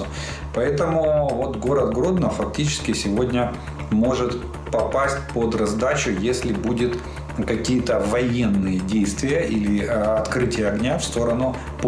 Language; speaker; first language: Russian; native; Russian